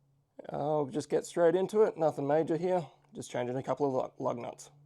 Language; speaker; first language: English; native; English